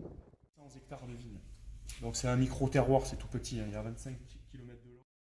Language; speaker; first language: French; native; French